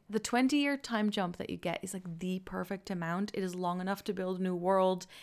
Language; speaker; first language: English; non-native, fluent; Dutch